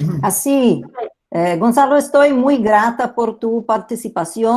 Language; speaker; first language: Spanish; non-native, learner; Portuguese